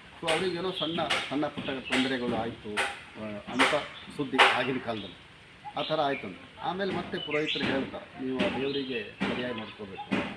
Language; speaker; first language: Kannada; native; Kannada